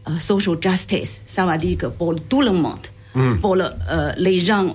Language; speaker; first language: French; non-native, learner; Chinese